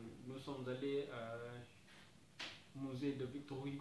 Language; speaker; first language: French; non-native, learner; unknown